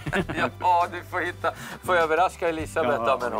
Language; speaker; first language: Swedish; native; Swedish